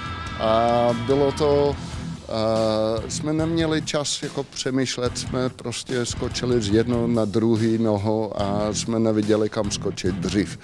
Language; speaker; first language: Czech; non-native, fluent; Dutch